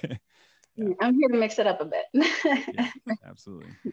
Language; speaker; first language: English; native; English